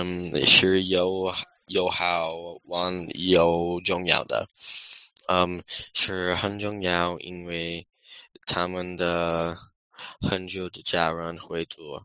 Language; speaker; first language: Chinese; non-native, learner; English